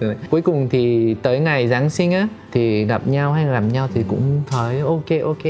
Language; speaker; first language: Vietnamese; non-native, fluent; Korean